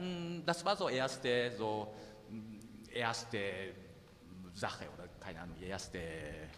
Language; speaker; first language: German; non-native, learner; Japanese